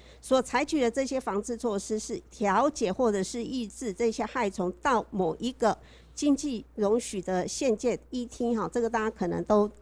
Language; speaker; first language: Chinese; native; Chinese